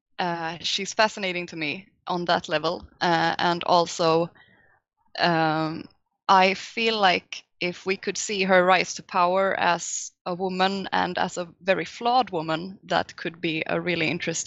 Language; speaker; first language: English; non-native, fluent; Swedish